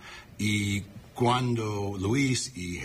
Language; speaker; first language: Spanish; early bilingual, heritage; English